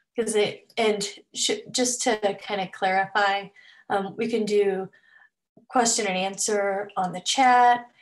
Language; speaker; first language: English; native; English